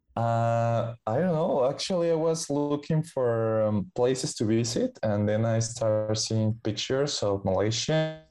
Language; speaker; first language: English; non-native, fluent; Spanish